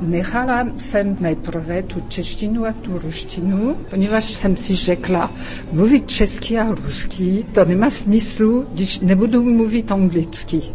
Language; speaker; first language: Czech; non-native, fluent; French